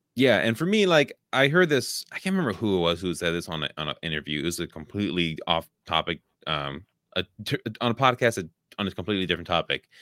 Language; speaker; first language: English; native; English